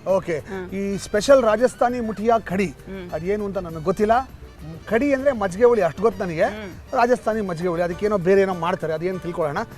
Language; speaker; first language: Kannada; native; Kannada